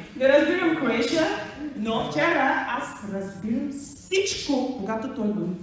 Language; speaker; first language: Bulgarian; non-native, learner; Macedonian